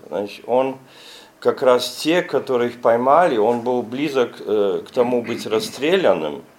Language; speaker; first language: Russian; non-native, fluent; German